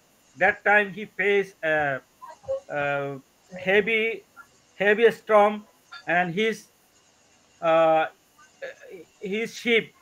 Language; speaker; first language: English; non-native, learner; Bangla